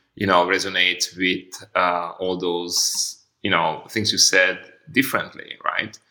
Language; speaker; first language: English; non-native, fluent; Hungarian